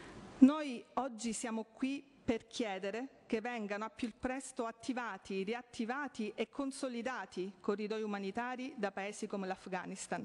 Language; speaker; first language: Italian; native; Italian